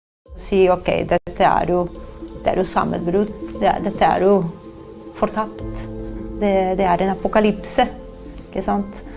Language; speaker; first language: Norwegian; non-native, fluent; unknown